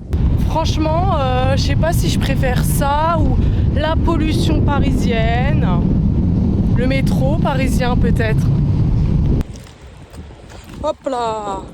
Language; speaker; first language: French; native; French